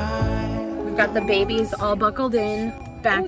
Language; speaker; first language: English; native; English